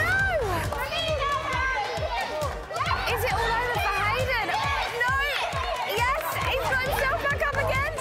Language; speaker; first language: English; native; English